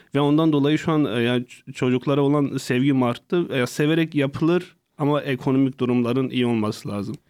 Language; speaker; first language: Turkish; non-native, local second language; Kurdish